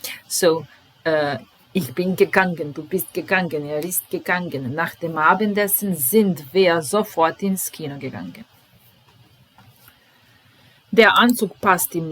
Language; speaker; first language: German; non-native, fluent; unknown